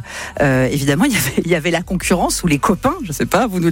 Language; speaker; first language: French; native; French